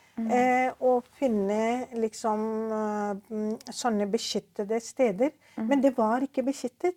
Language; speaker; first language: Norwegian; non-native, fluent; Urdu